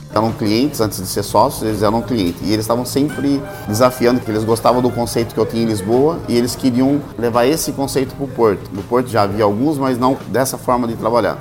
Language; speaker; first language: Portuguese; native; Portuguese